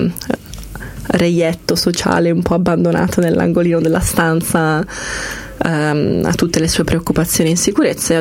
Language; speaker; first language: Italian; native; Italian